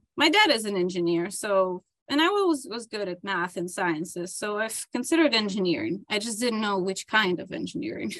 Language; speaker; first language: English; non-native, fluent; Ukrainian